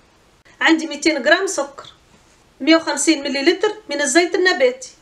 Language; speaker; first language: Arabic; native; Arabic